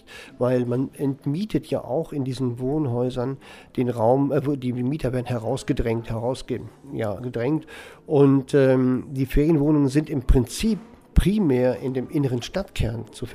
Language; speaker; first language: German; native; German